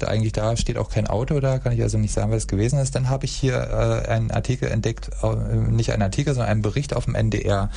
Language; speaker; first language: German; native; German